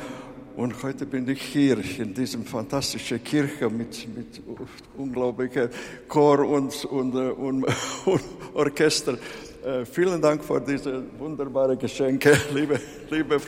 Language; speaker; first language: German; non-native, fluent; Latvian